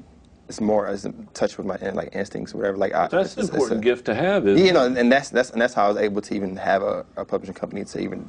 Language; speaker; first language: English; native; English